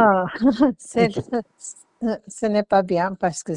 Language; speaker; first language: French; non-native, learner; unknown